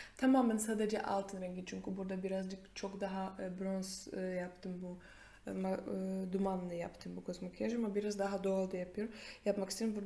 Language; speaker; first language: Turkish; non-native, fluent; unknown